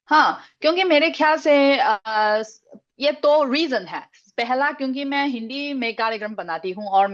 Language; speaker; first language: Hindi; non-native, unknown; Chinese